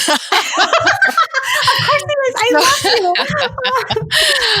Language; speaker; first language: English; native; English